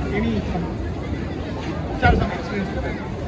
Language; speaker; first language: English; non-native, learner; Tamil